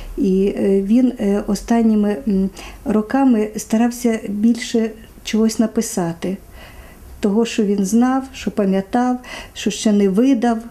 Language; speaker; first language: Ukrainian; native; Ukrainian